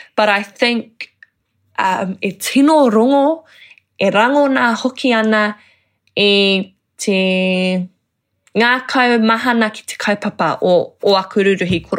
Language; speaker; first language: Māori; non-native, local second language; English